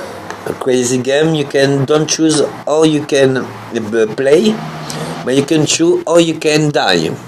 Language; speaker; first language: English; non-native, learner; French